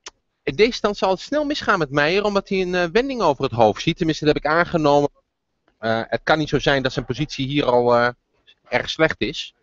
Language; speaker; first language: Dutch; native; Dutch